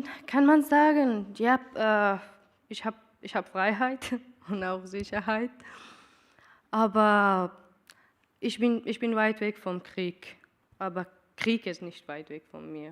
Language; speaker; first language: German; non-native, learner; Persian